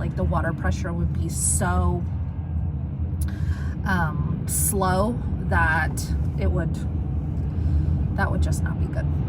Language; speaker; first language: English; native; English